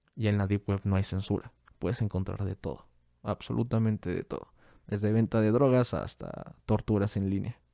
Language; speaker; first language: Spanish; native; Spanish